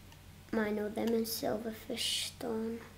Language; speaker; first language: Welsh; non-native, local second language; English